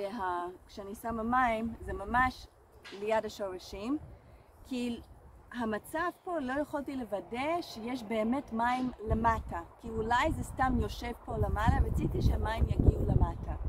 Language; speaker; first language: Hebrew; non-native, fluent; English